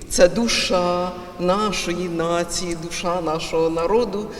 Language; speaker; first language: Ukrainian; native; Ukrainian